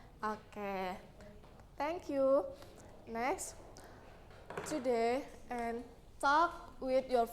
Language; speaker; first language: English; non-native, learner; Indonesian